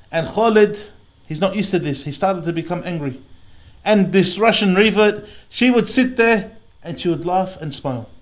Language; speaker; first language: English; native; English